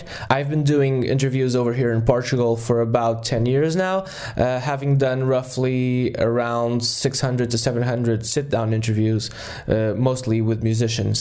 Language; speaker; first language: English; non-native, fluent; Portuguese